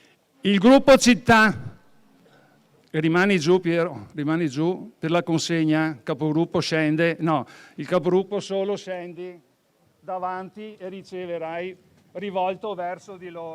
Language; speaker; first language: Italian; native; Italian